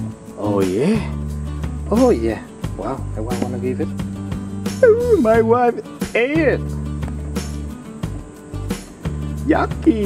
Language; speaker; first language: English; non-native, fluent; Vietnamese